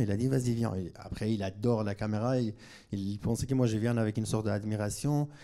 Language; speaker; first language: French; non-native, fluent; Kurdish